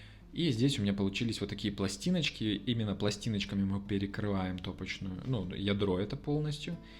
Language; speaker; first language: Russian; native; Russian